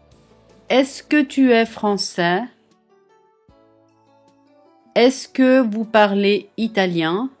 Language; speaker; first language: French; non-native, fluent; Italian